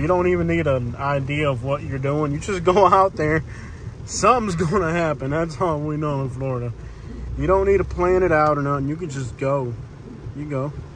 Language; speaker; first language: English; early bilingual, other home language; Spanish